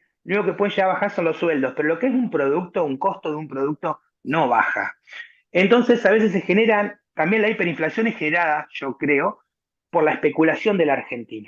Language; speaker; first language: Spanish; native; Spanish